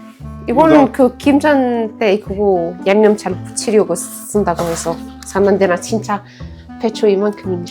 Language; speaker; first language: Korean; non-native, fluent; Arabic